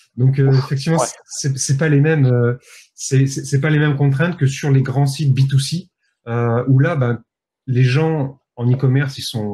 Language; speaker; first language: French; native; French